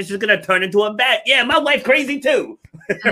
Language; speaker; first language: English; native; English